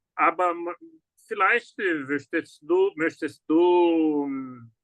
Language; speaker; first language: German; non-native, learner; Portuguese